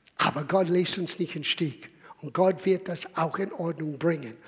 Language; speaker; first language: German; non-native, fluent; English